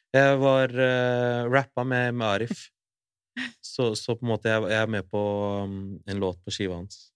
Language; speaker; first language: Norwegian; early bilingual, other home language; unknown